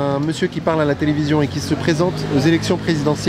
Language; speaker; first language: French; native; French